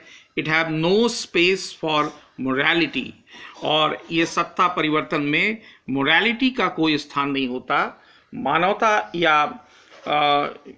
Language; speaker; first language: Hindi; native; Hindi